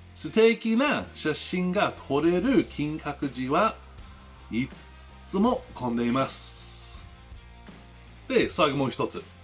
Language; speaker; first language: Japanese; non-native, learner; English